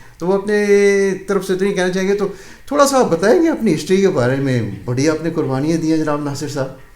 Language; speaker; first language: Urdu; non-native, local second language; Punjabi